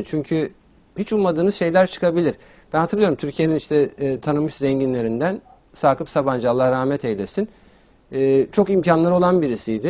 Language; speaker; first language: Turkish; native; Turkish